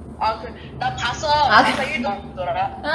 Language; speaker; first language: Korean; non-native, fluent; Chinese